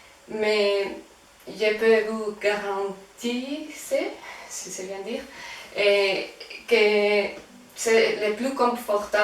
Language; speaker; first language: French; non-native, fluent; Spanish